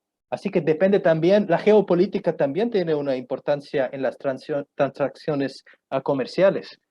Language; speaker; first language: Spanish; non-native, fluent; Punjabi